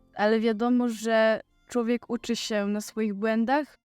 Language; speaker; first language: Polish; native; Polish